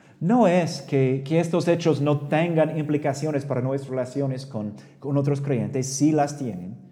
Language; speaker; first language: Spanish; non-native, fluent; English